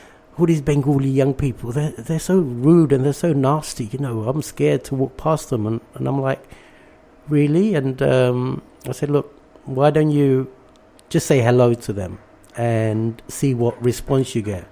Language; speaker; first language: English; early bilingual, other home language; Bangla